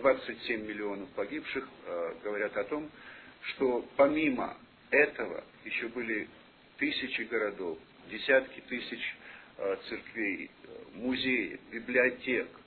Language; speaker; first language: Russian; native; Russian